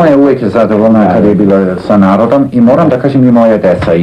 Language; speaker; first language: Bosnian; early bilingual, heritage; Serbian